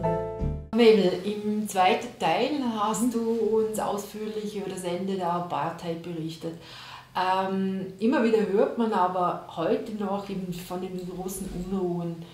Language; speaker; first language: German; native; German